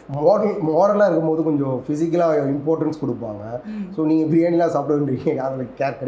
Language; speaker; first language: Tamil; native; Tamil